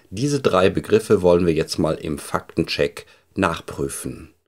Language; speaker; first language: German; native; German